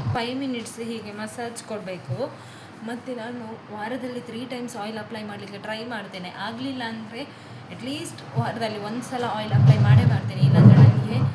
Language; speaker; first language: Kannada; non-native, local second language; Tulu